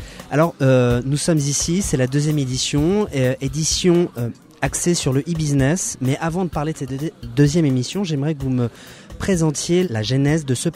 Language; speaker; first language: French; native; French